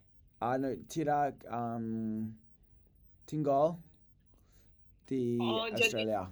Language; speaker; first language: Indonesian; non-native, learner; English